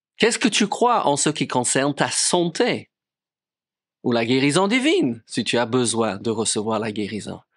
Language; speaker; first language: French; non-native, fluent; English